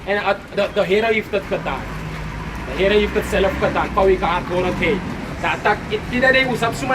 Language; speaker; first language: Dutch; non-native, local second language; Sranan Tongo